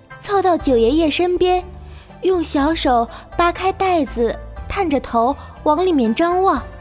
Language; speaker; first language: Chinese; native; Chinese